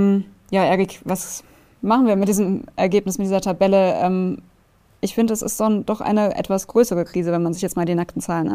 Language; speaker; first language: German; native; German